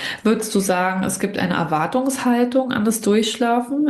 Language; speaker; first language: German; native; German